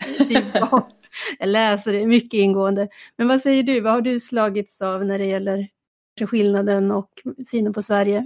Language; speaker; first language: Swedish; native; Swedish